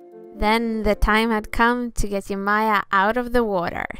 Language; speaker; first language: English; non-native, fluent; Swedish